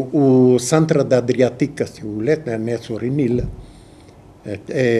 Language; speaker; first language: French; non-native, fluent; Croatian